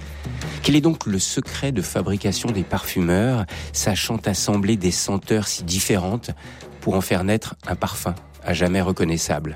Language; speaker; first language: French; native; French